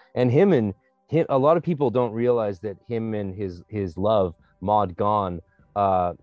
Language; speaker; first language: English; native; English